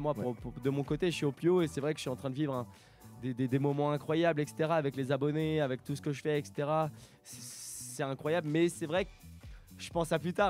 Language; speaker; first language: French; native; French